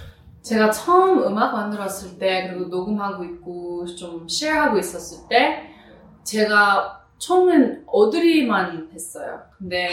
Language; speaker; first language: Korean; early bilingual, heritage; Korean